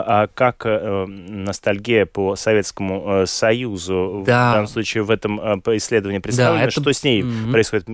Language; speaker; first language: Russian; native; Russian